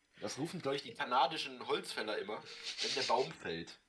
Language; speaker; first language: German; native; German